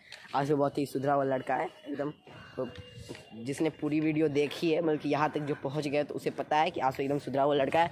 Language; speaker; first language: Hindi; native; Hindi